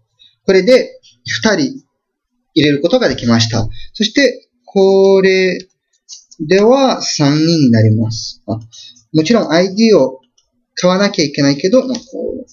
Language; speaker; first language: Japanese; non-native, fluent; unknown